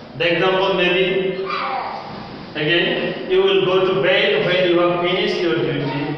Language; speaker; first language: English; non-native, local second language; Bangla